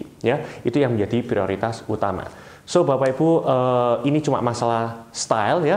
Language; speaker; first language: Indonesian; native; Indonesian